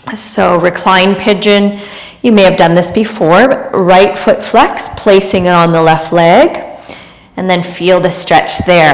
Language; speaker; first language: English; native; English